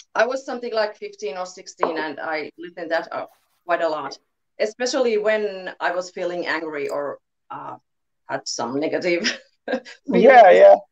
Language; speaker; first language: English; non-native, learner; Finnish